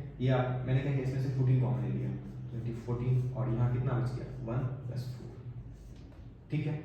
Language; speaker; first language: Hindi; native; Hindi